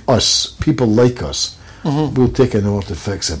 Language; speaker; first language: English; native; English